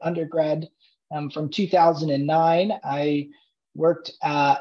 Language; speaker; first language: English; native; English